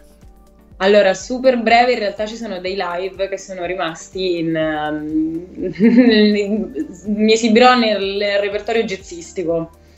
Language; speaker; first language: Italian; native; Italian